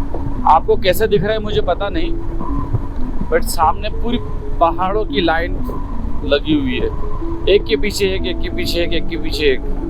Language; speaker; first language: Hindi; native; Hindi